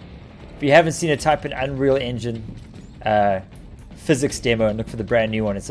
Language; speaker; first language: English; native; English